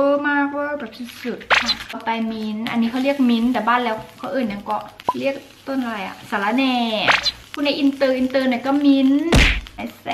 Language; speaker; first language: Thai; native; Thai